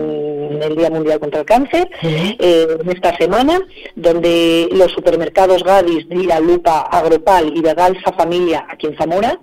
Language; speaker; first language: Spanish; native; Spanish